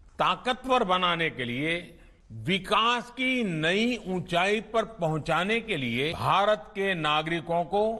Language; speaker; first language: Hindi; non-native, local second language; Gujarati